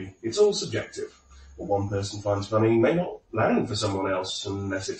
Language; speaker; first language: English; native; English